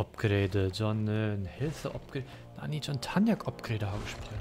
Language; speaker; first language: Korean; non-native, learner; German